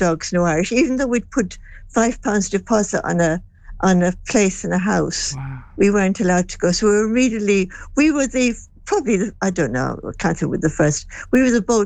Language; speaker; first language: English; native; English